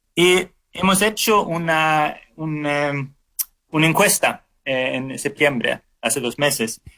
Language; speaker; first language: Spanish; non-native, fluent; Swedish